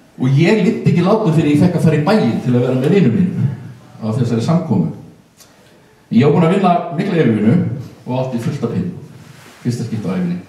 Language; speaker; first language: Icelandic; native; Icelandic